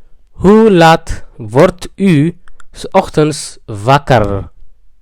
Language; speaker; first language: Dutch; non-native, fluent; Tigrinya